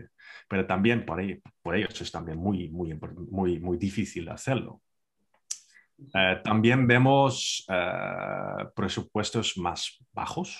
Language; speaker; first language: Spanish; non-native, fluent; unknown